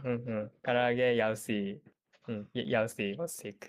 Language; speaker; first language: Chinese; non-native, learner; Japanese